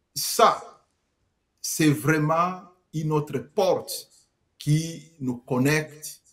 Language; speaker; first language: French; non-native, local second language; Swahili